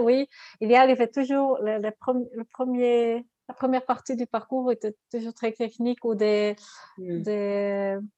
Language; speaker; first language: French; non-native, learner; Dutch